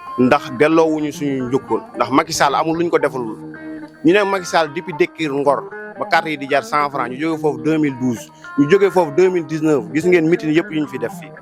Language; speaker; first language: Wolof; non-native, local second language; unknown